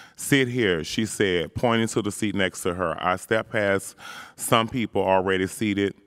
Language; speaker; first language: English; native; English